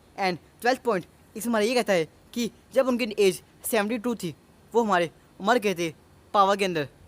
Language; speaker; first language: Hindi; native; Hindi